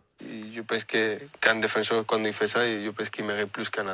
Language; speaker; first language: French; non-native, fluent; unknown